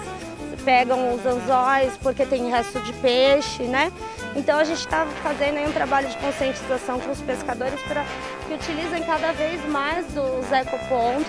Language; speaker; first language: Portuguese; native; Portuguese